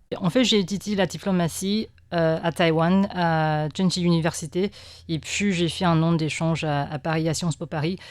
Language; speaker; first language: French; non-native, fluent; Chinese